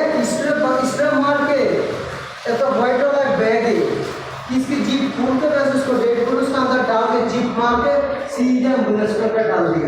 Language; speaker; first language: Hindi; non-native, learner; Bangla